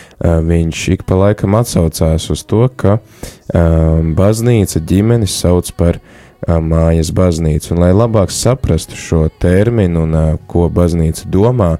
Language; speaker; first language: Latvian; native; Latvian